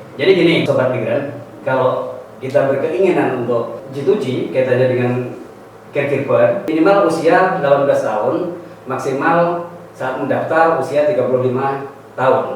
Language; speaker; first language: Indonesian; non-native, local second language; Javanese